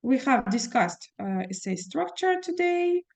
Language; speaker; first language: English; non-native, fluent; Russian